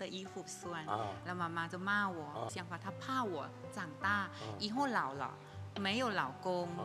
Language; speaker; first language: Chinese; non-native, learner; Thai